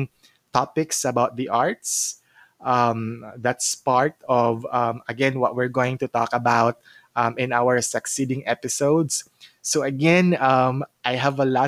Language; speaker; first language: English; non-native, local second language; Cebuano